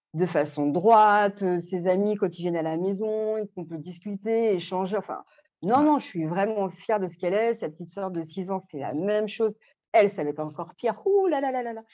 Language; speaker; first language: French; native; French